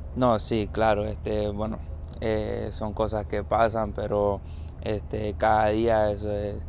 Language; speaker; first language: Spanish; early bilingual, heritage; Spanish